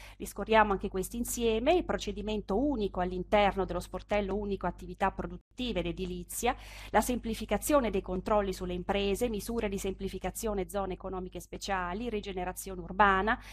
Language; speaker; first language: Italian; native; Italian